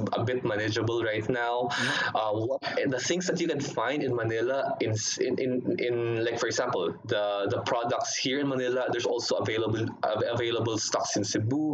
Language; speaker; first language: English; non-native, local second language; Hiligaynon